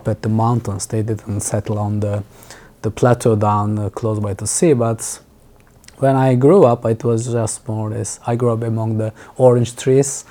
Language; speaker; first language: English; non-native, fluent; Turkish